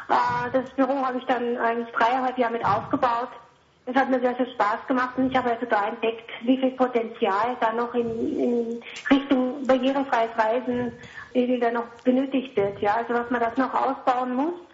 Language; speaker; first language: German; native; German